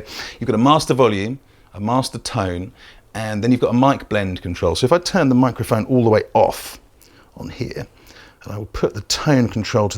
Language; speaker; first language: English; native; English